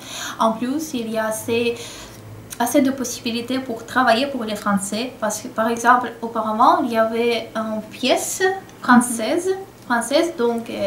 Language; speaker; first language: French; non-native, fluent; Russian